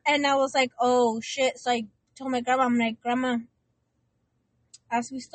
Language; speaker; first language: English; early bilingual, other home language; Spanish